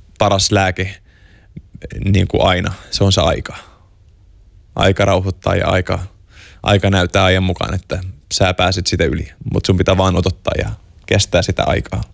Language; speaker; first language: Finnish; non-native, fluent; Arabic